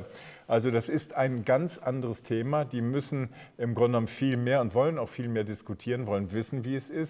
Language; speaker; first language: German; native; German